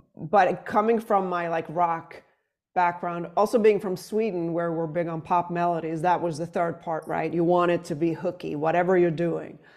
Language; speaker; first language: English; non-native, fluent; Swedish